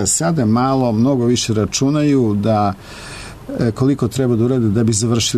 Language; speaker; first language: Serbian; native; Serbian